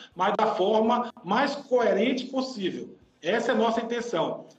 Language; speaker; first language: Portuguese; native; Portuguese